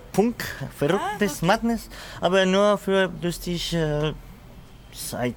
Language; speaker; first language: German; non-native, learner; Spanish